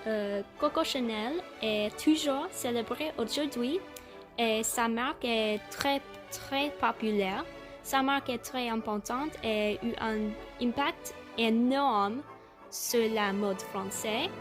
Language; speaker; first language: French; non-native, learner; English